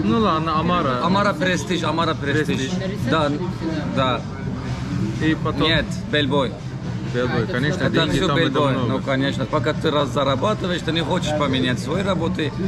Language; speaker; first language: Russian; non-native, learner; Turkish